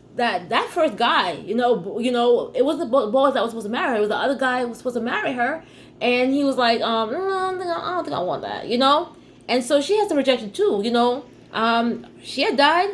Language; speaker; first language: English; native; English